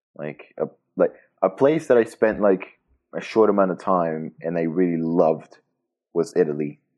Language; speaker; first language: English; non-native, fluent; Portuguese